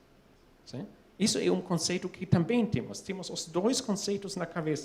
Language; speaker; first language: Portuguese; non-native, fluent; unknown